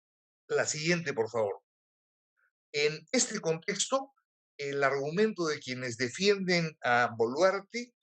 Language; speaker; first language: Spanish; native; Spanish